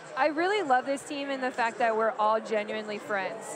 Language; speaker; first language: English; native; English